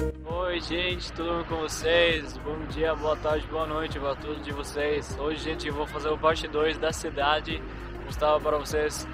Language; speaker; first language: Portuguese; non-native, fluent; Arabic